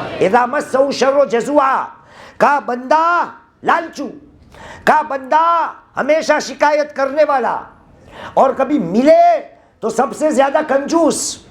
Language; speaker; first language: Urdu; non-native, local second language; Gujarati